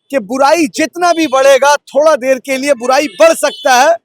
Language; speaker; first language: Hindi; non-native, local second language; Bangla